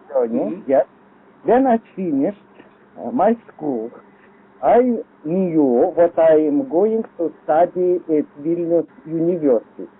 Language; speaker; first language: English; non-native, learner; Lithuanian